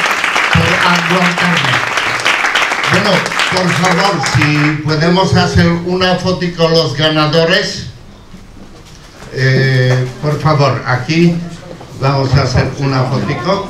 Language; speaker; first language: Spanish; non-native, learner; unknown